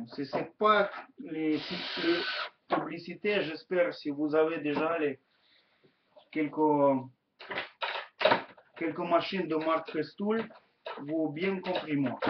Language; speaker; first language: French; non-native, learner; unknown